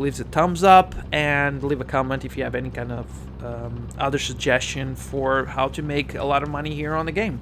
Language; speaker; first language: English; non-native, fluent; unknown